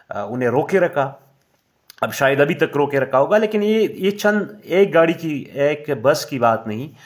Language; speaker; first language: Urdu; non-native, local second language; Pashto